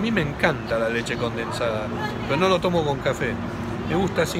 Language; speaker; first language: Spanish; native; Spanish